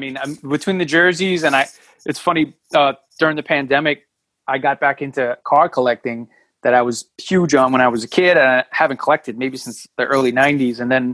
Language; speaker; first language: English; native; English